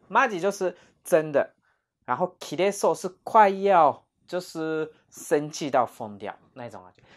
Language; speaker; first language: Chinese; non-native, fluent; Japanese